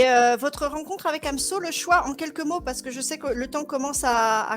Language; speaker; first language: French; native; French